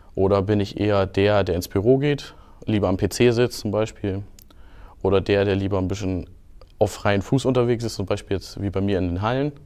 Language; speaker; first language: German; native; German